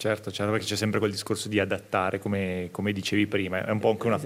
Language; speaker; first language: Italian; native; Italian